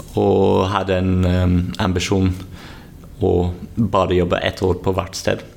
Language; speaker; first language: Norwegian; non-native, fluent; English